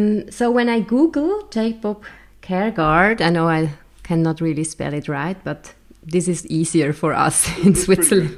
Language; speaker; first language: English; non-native, fluent; German